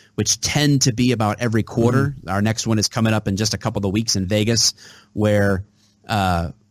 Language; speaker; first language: English; native; English